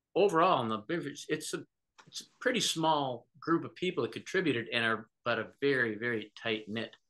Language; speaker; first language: English; native; English